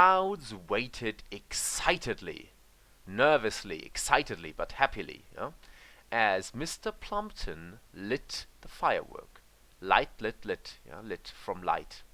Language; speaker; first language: English; non-native, fluent; German